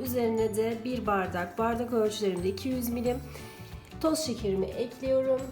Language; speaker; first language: Turkish; native; Turkish